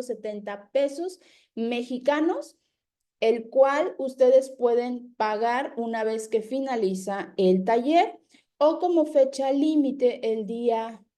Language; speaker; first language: Spanish; native; Spanish